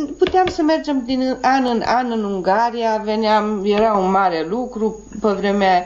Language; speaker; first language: Romanian; native; Romanian